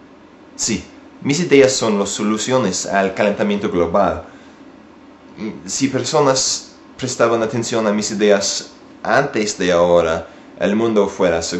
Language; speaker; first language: Spanish; non-native, learner; English